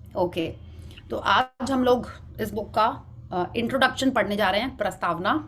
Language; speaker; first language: Hindi; native; Hindi